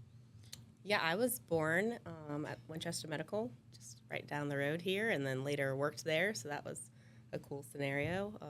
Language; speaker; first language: English; native; English